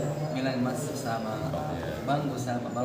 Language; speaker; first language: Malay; non-native, fluent; Arabic